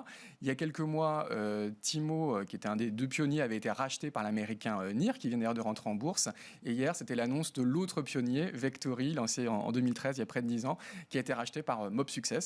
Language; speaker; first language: French; native; French